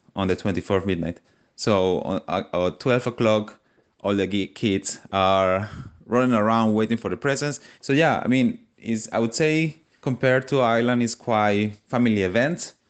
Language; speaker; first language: English; non-native, fluent; Spanish